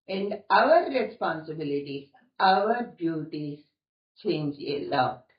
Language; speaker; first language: English; non-native, local second language; Telugu